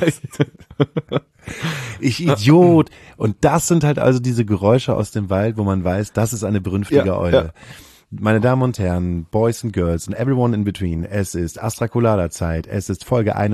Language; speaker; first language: German; native; German